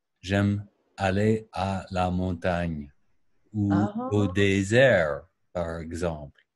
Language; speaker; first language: French; non-native, learner; English